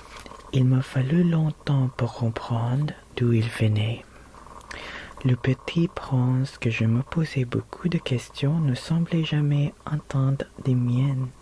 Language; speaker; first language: French; non-native, learner; Filipino